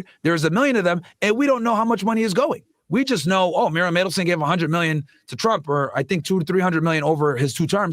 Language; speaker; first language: English; native; English